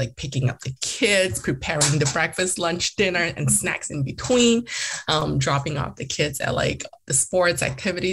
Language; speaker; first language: English; early bilingual, other home language; Chinese